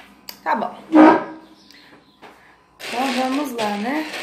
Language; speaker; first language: Portuguese; native; Portuguese